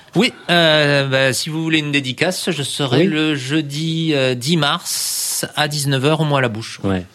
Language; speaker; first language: French; native; French